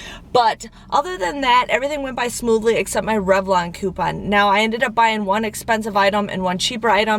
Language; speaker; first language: English; native; English